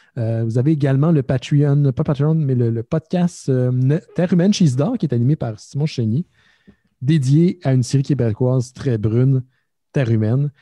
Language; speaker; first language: French; native; French